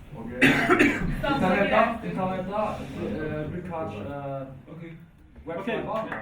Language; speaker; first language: Turkish; non-native, learner; German